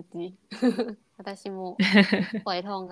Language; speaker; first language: Japanese; non-native, fluent; Thai